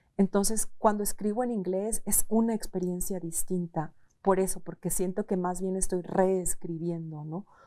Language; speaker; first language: Spanish; native; Spanish